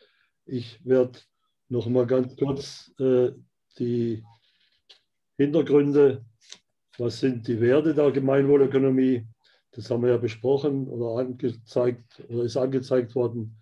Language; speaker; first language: German; native; German